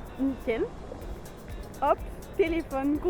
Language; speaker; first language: French; native; French